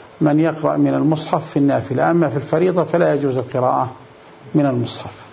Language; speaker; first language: Arabic; native; Arabic